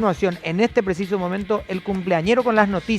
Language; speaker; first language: Spanish; native; Spanish